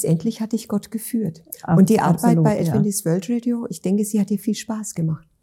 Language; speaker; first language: German; native; German